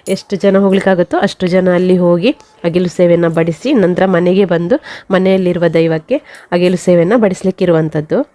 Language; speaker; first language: Kannada; non-native, local second language; Tulu